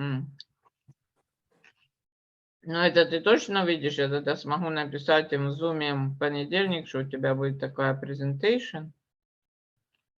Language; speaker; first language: Russian; native; Russian